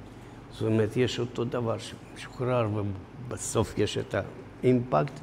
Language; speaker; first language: Hebrew; non-native, fluent; Russian